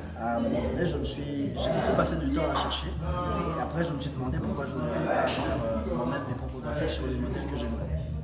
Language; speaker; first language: French; early bilingual, other home language; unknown